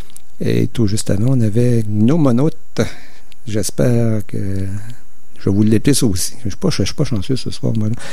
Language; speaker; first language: French; native; French